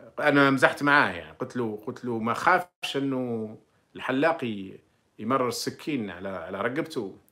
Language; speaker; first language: Arabic; native; Arabic